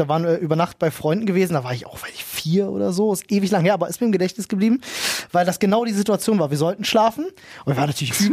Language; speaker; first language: German; native; German